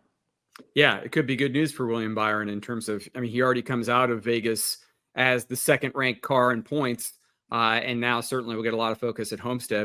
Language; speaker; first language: English; native; English